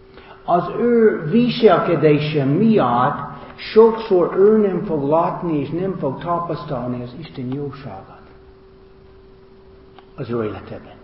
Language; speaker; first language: Hungarian; non-native, fluent; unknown